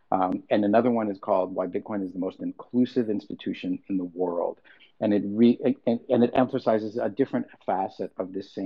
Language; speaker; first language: English; native; English